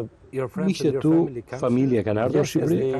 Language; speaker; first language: Albanian; native; Albanian